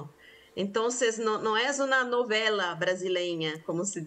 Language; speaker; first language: Spanish; non-native, fluent; Portuguese